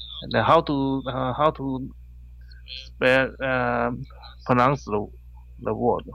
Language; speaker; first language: English; non-native, learner; Chinese